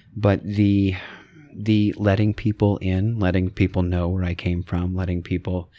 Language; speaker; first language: English; native; English